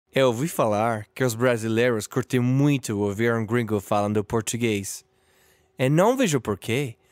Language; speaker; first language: Portuguese; non-native, fluent; French